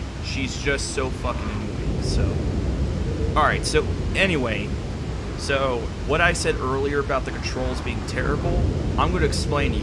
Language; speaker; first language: English; native; English